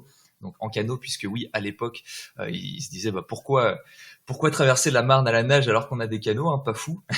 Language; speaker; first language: French; native; French